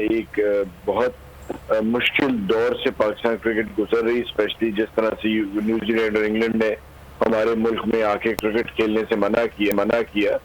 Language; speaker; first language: Urdu; non-native, local second language; Punjabi